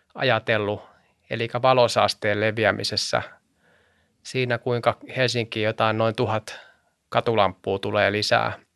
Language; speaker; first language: Finnish; native; Finnish